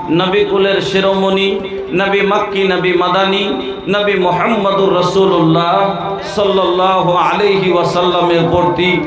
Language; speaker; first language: Bangla; non-native, local second language; Bhojpuri